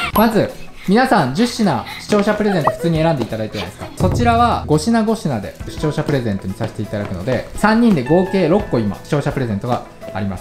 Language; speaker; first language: Japanese; native; Japanese